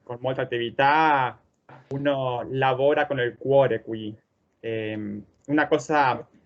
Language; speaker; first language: Italian; non-native, fluent; Spanish